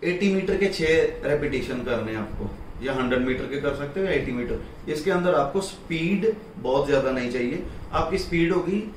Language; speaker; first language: Hindi; non-native, local second language; Punjabi